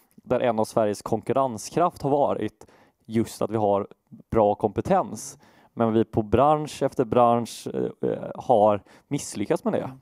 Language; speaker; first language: Swedish; native; Swedish